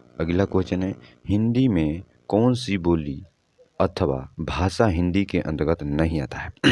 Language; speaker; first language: Hindi; native; Hindi